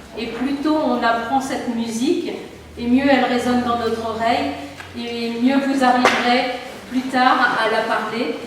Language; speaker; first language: French; native; French